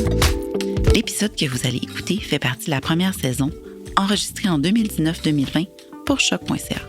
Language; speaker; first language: French; native; French